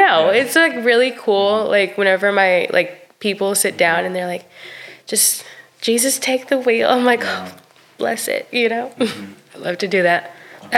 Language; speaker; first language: English; native; English